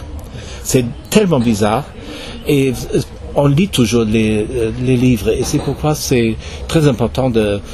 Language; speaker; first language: French; non-native, fluent; German